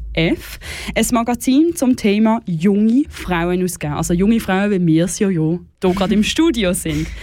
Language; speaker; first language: German; native; German